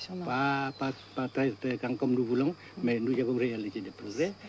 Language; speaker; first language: French; non-native, local second language; Vietnamese